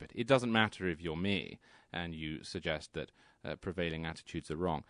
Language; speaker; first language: English; native; English